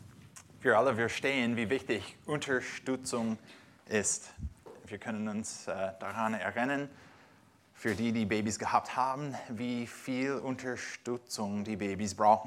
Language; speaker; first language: German; non-native, fluent; English